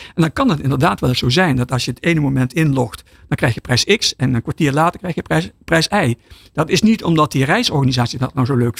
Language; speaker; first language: Dutch; native; Dutch